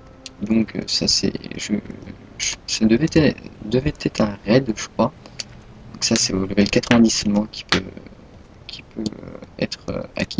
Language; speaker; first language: French; native; French